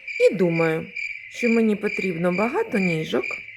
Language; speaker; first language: Ukrainian; native; Ukrainian